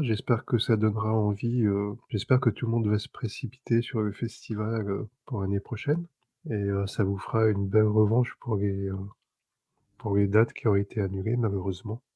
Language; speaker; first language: French; native; French